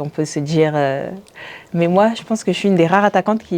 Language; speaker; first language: French; native; French